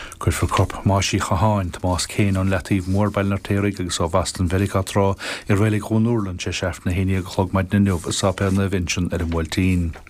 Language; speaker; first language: Irish; native; Irish